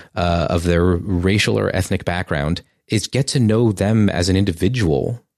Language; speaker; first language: English; native; English